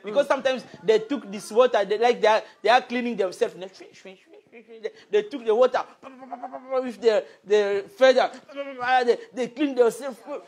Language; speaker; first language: English; non-native, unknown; Lingala